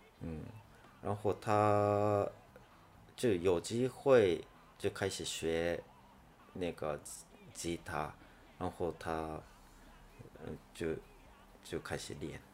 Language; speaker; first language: Chinese; non-native, fluent; Japanese